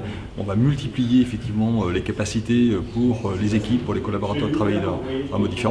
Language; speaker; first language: French; native; French